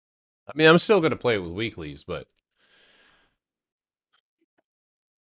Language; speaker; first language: English; native; English